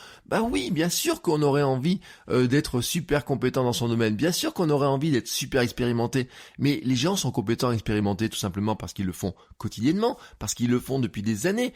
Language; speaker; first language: French; native; French